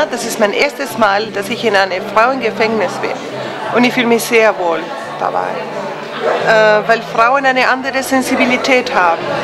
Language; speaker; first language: German; non-native, fluent; Spanish